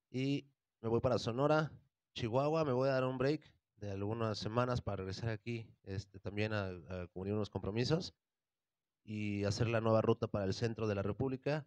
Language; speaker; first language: Spanish; native; Spanish